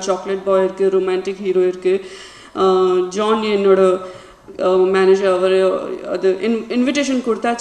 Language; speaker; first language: Tamil; non-native, learner; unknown